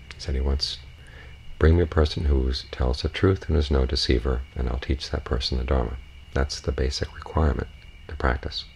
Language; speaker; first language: English; native; English